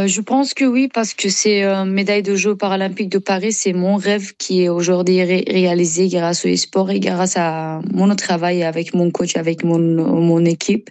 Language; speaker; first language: French; non-native, learner; Persian